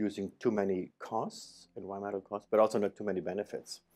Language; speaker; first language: English; non-native, fluent; German